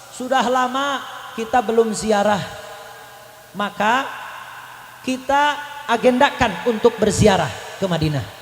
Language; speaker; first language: Indonesian; native; Indonesian